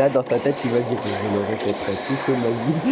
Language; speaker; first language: French; native; French